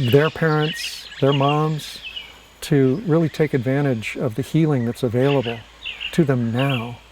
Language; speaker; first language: English; native; English